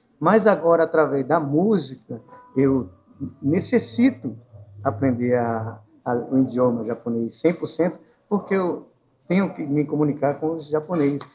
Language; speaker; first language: Portuguese; native; Portuguese